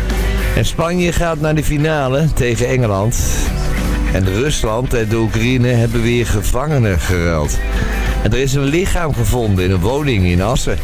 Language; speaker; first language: Dutch; native; Dutch